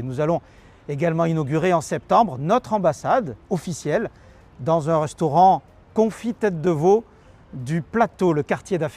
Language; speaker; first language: French; native; French